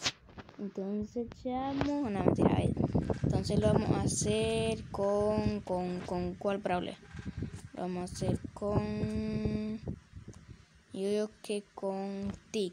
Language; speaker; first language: Spanish; native; Spanish